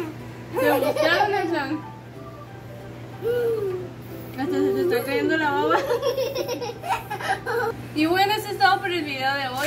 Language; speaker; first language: Spanish; native; Spanish